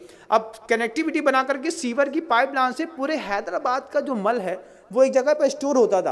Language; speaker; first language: Hindi; native; Hindi